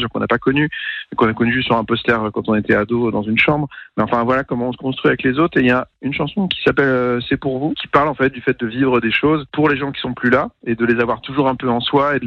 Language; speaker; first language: French; native; French